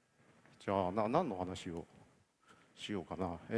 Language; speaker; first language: Japanese; native; Japanese